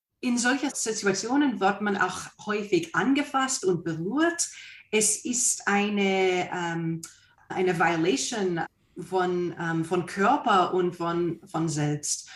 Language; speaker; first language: German; non-native, fluent; English